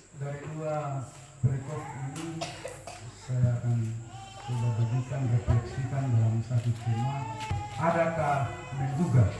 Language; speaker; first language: Indonesian; non-native, local second language; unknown